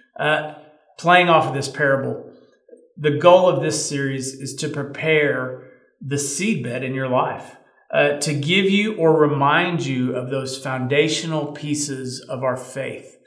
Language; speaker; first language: English; native; English